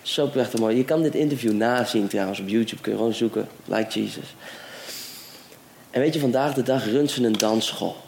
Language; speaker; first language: Dutch; native; Dutch